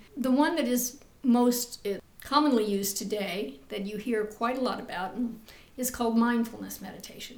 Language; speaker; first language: English; native; English